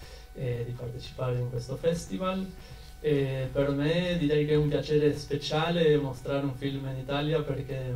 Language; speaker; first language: Italian; non-native, fluent; Spanish